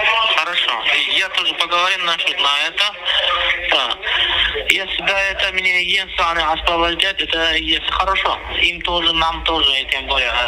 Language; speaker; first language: Russian; non-native, learner; Turkmen